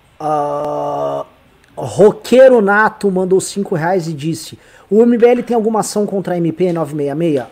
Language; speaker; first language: Portuguese; native; Portuguese